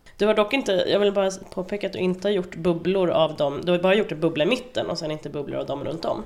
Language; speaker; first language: Swedish; native; Swedish